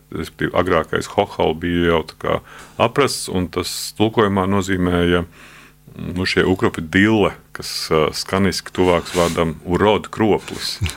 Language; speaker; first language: Latvian; native; Latvian